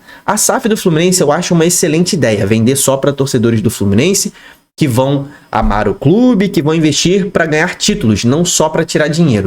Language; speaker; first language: Portuguese; native; Portuguese